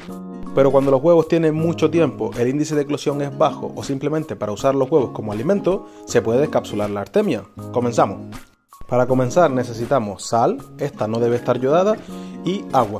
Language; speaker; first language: Spanish; native; Spanish